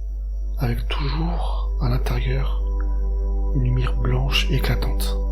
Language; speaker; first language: French; native; French